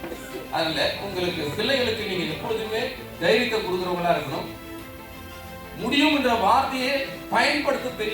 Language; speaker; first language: Tamil; native; Tamil